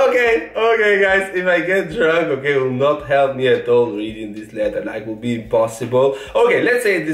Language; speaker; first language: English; non-native, fluent; Italian